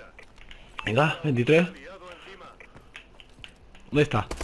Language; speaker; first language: Spanish; native; Spanish